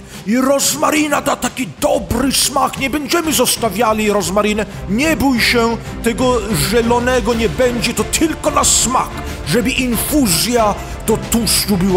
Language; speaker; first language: Polish; early bilingual, heritage; Polish